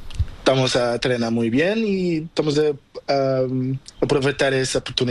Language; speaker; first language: Spanish; non-native, local second language; Portuguese